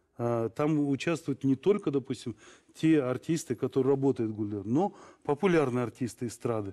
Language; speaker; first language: Russian; non-native, local second language; Kazakh